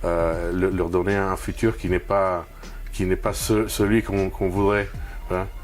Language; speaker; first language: French; non-native, fluent; Spanish